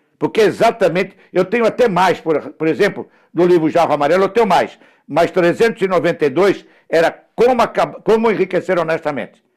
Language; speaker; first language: Portuguese; early bilingual, other home language; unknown